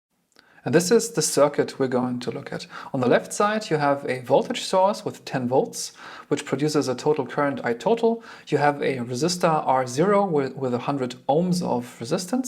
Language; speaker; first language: English; non-native, fluent; German